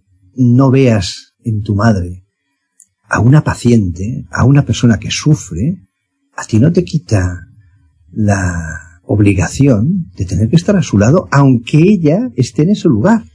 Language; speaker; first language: Spanish; native; Spanish